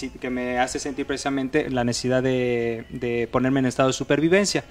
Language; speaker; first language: Spanish; native; Spanish